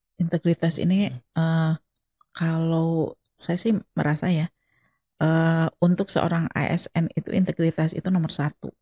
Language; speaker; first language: Indonesian; non-native, local second language; Sundanese